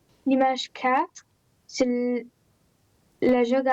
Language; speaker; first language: French; non-native, learner; Romanian